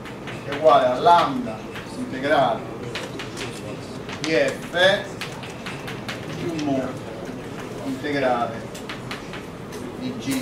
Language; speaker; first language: Italian; native; Italian